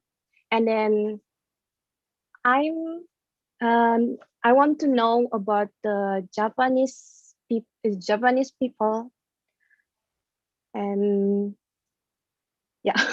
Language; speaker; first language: English; non-native, learner; Indonesian